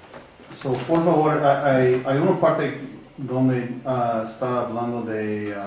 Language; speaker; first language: Spanish; non-native, fluent; English